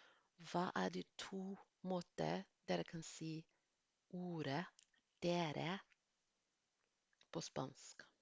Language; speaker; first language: Norwegian; non-native, fluent; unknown